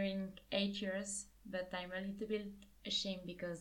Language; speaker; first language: English; non-native, fluent; French